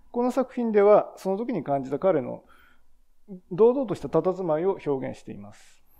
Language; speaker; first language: Japanese; native; Japanese